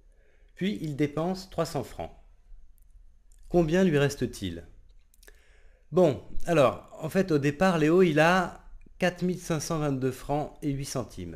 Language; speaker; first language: French; native; French